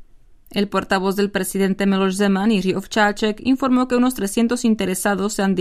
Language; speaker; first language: Spanish; native; Spanish